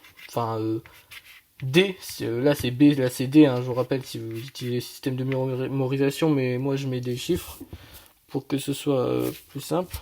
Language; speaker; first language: French; native; French